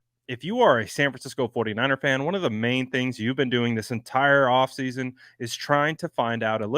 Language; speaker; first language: English; native; English